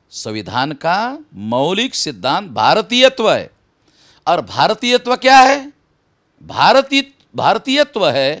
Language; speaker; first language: Hindi; native; Hindi